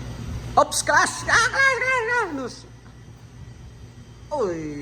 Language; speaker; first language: English; non-native, learner; Filipino